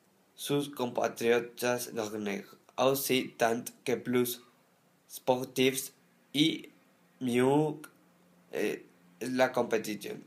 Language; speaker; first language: French; non-native, learner; Spanish